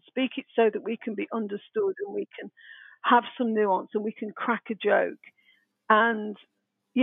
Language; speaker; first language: English; native; English